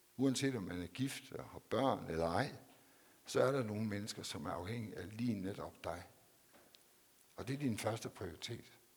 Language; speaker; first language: Danish; native; Danish